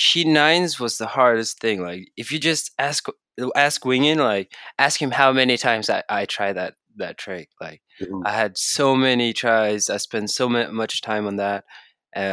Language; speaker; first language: English; non-native, fluent; Norwegian